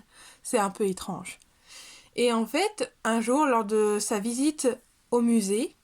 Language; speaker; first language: French; native; French